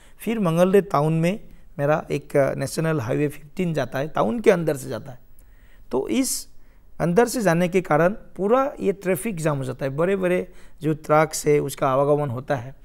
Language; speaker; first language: Hindi; non-native, local second language; Assamese